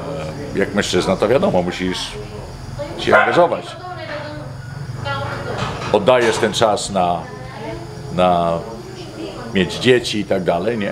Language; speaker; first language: Polish; early bilingual, heritage; Polish